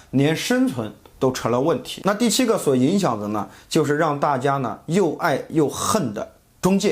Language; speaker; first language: Chinese; native; Chinese